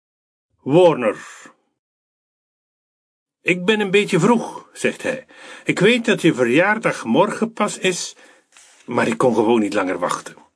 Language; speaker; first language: Dutch; native; Dutch